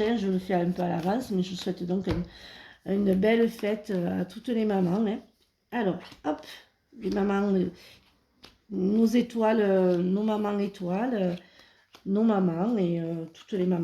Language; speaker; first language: French; native; French